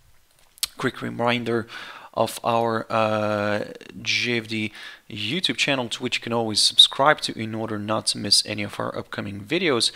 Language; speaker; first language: English; non-native, fluent; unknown